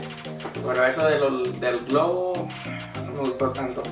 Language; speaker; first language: Spanish; native; Spanish